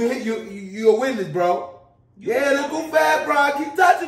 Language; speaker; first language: English; native; English